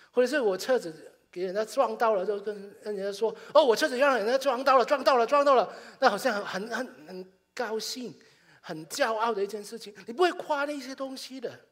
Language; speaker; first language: Chinese; non-native, local second language; Cantonese